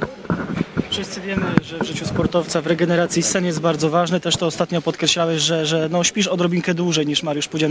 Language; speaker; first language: Polish; native; Polish